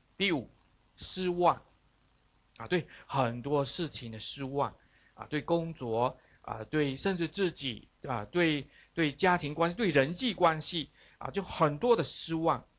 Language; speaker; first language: Chinese; native; Chinese